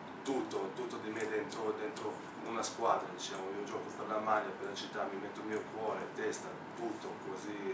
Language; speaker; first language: Italian; non-native, fluent; Slovenian